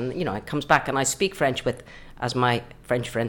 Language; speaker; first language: English; native; English